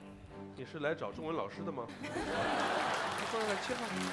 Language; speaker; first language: Chinese; native; Chinese